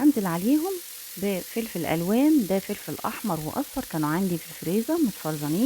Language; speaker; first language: Arabic; native; Arabic